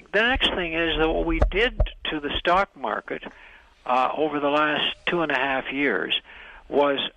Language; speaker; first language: English; native; English